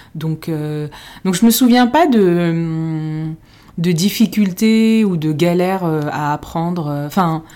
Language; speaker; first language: French; native; French